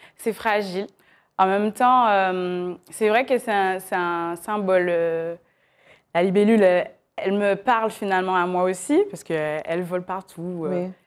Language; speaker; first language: French; native; French